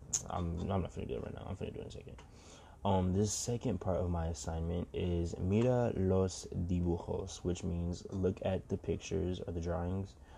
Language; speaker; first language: English; native; English